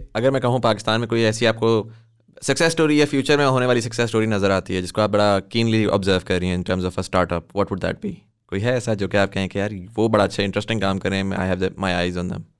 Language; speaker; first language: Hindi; native; Hindi